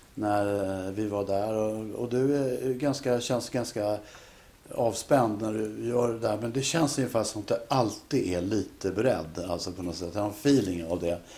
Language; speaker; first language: Swedish; native; Swedish